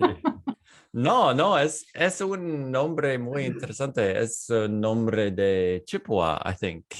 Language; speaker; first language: Spanish; non-native, learner; English